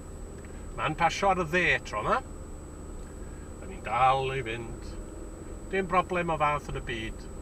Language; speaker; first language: Welsh; native; Welsh